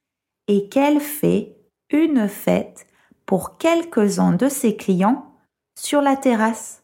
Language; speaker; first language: French; non-native, fluent; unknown